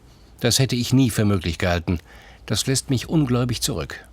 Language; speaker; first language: German; native; German